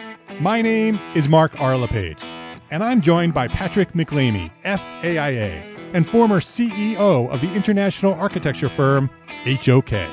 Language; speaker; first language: English; native; English